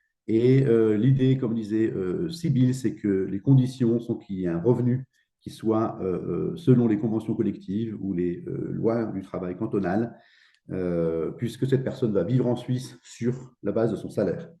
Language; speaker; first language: French; native; French